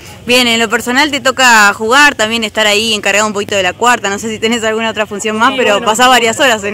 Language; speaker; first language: Spanish; native; Spanish